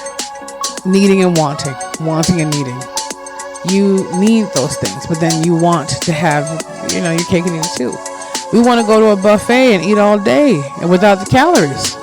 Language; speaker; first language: English; native; English